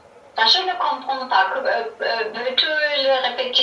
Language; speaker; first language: French; non-native, learner; German